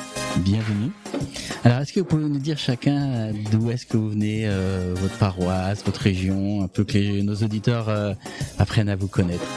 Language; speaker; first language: French; native; French